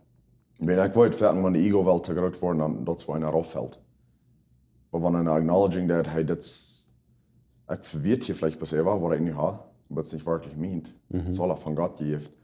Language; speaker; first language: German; non-native, learner; Plautdietsch